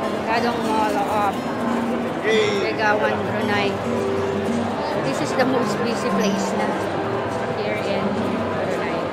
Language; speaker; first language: English; non-native, local second language; Filipino